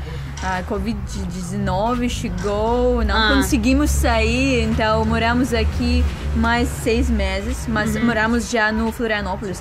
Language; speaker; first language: Portuguese; non-native, learner; Russian